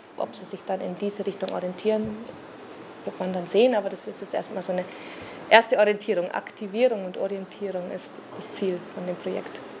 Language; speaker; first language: German; native; German